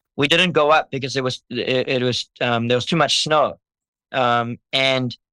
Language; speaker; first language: English; native; English